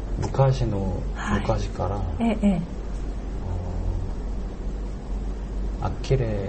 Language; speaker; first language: Japanese; non-native, learner; Korean